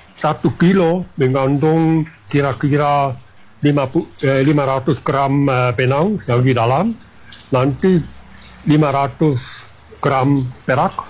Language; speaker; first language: Indonesian; non-native, fluent; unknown